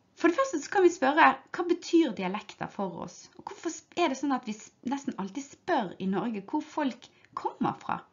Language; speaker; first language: Norwegian; native; Norwegian